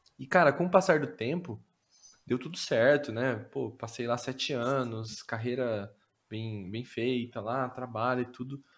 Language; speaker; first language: Portuguese; native; Portuguese